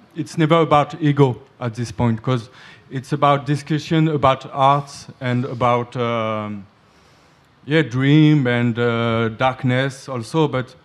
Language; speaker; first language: English; non-native, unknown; French